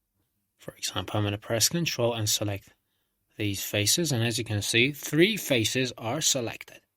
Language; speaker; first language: English; non-native, fluent; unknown